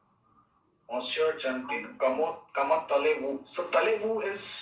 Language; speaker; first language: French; non-native, learner; Hindi